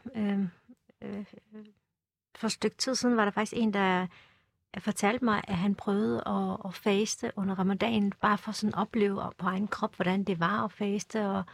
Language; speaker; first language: Danish; early bilingual, other home language; Turkish